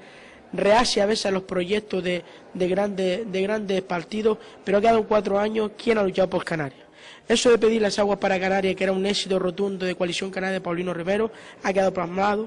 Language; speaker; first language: Spanish; native; Spanish